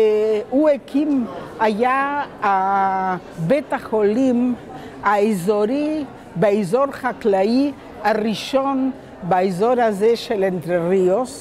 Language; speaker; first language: Hebrew; non-native, local second language; Spanish